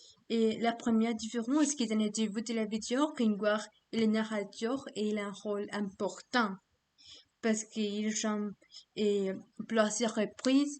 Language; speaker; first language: French; non-native, learner; Spanish